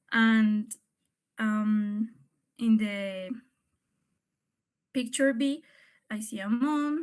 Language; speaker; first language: English; non-native, learner; Spanish